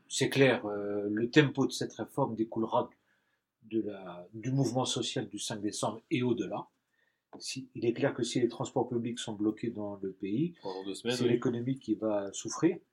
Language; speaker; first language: French; native; French